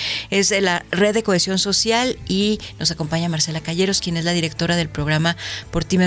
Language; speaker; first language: Spanish; native; Spanish